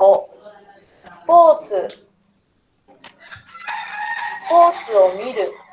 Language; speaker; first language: Japanese; non-native, learner; Indonesian